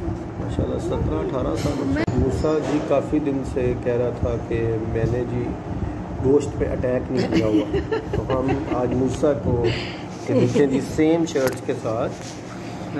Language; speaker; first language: Urdu; native; Urdu